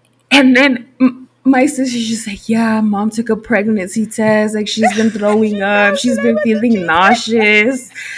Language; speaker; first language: English; early bilingual, other home language; Spanish